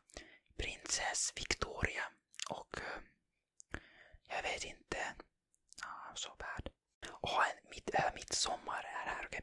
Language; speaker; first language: Swedish; non-native, learner; Finnish